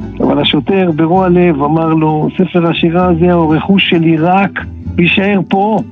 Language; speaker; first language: Hebrew; native; Hebrew